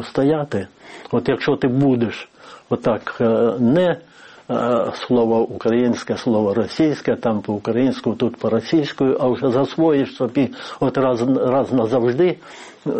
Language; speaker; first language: Ukrainian; native; Ukrainian